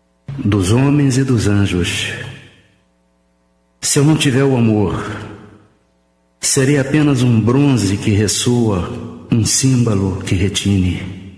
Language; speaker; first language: Portuguese; native; Portuguese